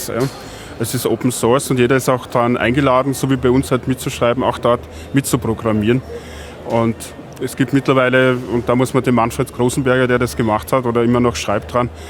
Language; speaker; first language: German; native; German